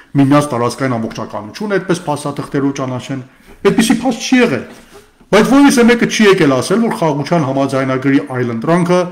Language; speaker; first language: Armenian; early bilingual, heritage; Armenian